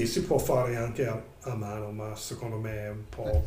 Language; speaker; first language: Italian; non-native, learner; English